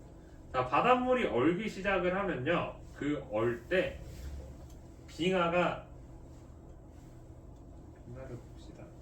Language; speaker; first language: Korean; native; Korean